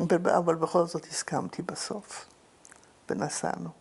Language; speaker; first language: Hebrew; non-native, fluent; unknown